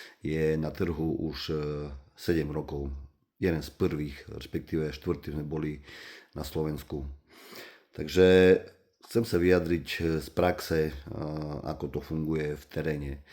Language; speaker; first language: Slovak; native; Slovak